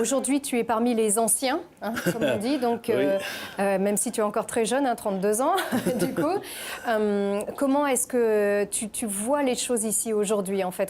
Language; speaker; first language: French; native; French